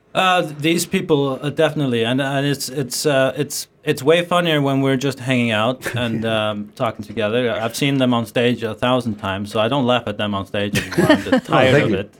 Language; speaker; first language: English; non-native, fluent; Faroese